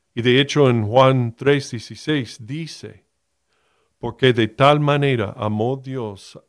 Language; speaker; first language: Spanish; non-native, fluent; English